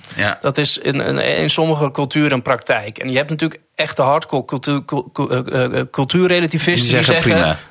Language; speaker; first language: Dutch; native; Dutch